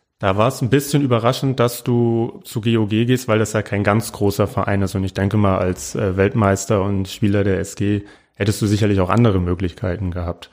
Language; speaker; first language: German; native; German